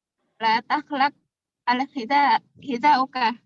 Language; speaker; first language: Arabic; non-native, learner; Indonesian